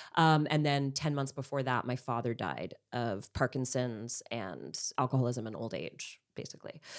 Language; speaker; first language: English; native; English